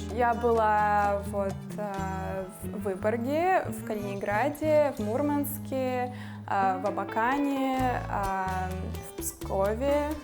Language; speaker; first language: Russian; non-native, fluent; English